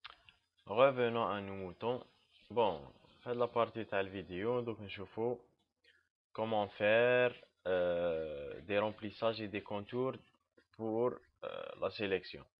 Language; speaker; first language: French; non-native, local second language; Arabic